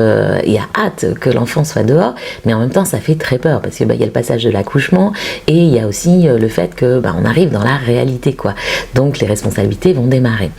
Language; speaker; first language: French; native; French